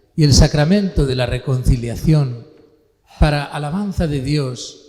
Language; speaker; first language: Spanish; native; Spanish